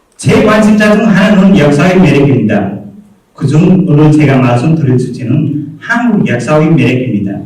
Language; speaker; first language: Korean; non-native, fluent; Nepali